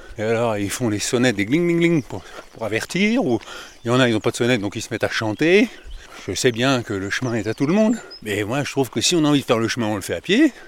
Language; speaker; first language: French; native; French